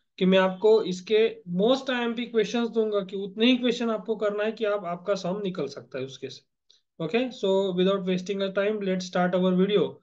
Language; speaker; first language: Hindi; non-native, local second language; Marathi